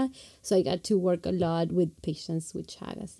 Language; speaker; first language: English; non-native, fluent; Spanish